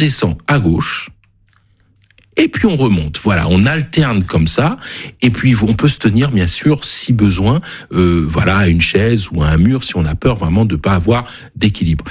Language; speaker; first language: French; native; French